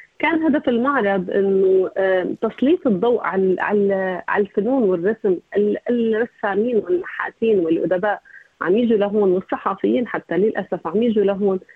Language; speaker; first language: Arabic; native; Arabic